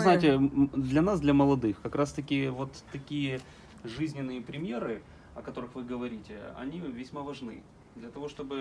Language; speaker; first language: Russian; native; Russian